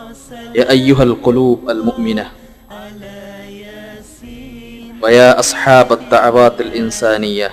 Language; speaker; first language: Arabic; non-native, fluent; Malayalam